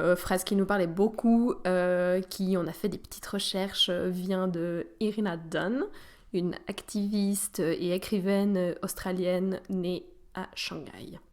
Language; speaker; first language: French; native; French